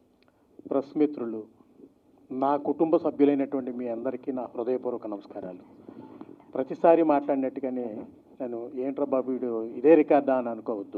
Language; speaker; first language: Telugu; native; Telugu